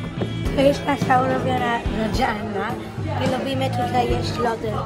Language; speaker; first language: Polish; early bilingual, heritage; Polish